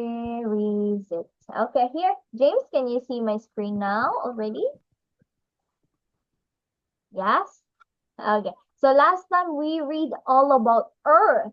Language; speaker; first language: English; non-native, local second language; Filipino